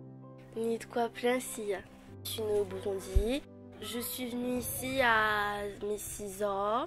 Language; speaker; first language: French; early bilingual, other home language; Rundi